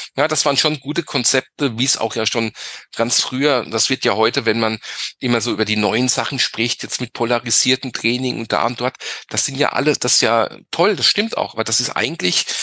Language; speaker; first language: German; native; German